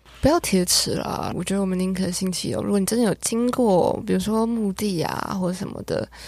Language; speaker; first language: Chinese; native; Chinese